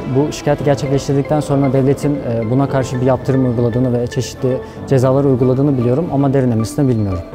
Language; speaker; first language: Turkish; native; Turkish